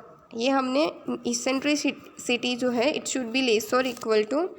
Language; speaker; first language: Hindi; native; Hindi